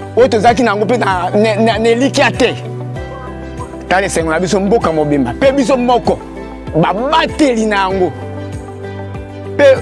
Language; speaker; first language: Lingala; native; Lingala